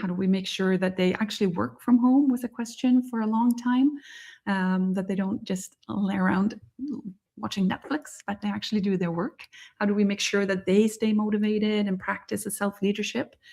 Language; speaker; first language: English; non-native, fluent; Swedish